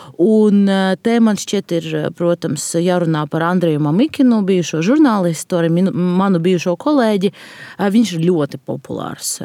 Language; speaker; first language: Latvian; non-native, local second language; Russian